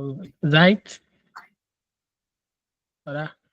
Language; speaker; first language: German; non-native, learner; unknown